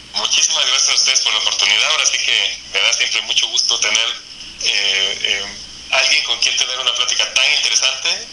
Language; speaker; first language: Spanish; native; Spanish